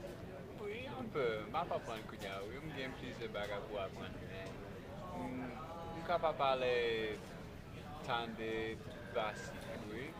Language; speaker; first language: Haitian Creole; non-native, learner; English